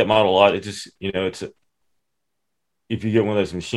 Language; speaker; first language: English; native; English